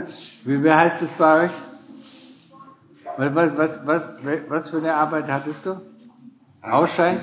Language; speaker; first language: German; non-native, fluent; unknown